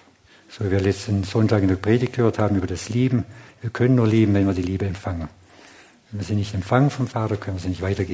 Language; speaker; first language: German; non-native, fluent; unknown